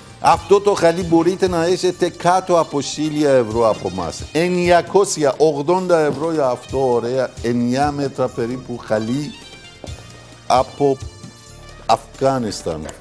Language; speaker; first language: Greek; non-native, learner; Persian